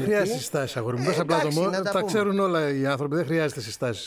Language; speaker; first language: Greek; native; Greek